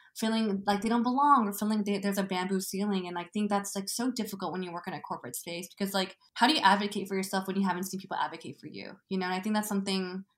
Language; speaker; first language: English; native; English